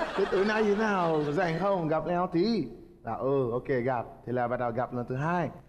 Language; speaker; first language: Vietnamese; non-native, fluent; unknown